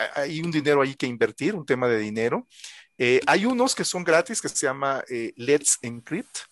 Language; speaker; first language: Spanish; native; Spanish